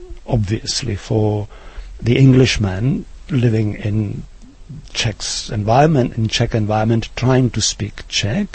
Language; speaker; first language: English; non-native, fluent; Czech